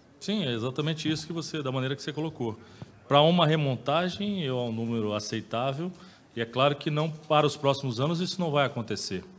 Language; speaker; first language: Portuguese; native; Portuguese